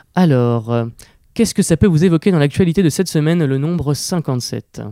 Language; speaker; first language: French; native; French